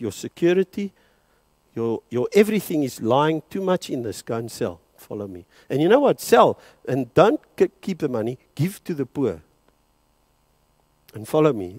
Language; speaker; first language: English; native; English